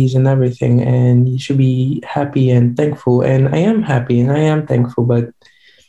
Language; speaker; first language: English; non-native, fluent; Guarani